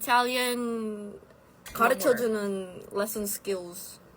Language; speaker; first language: English; non-native, fluent; Italian